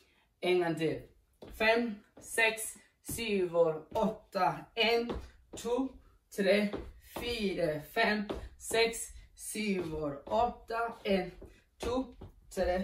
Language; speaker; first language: Norwegian; non-native, fluent; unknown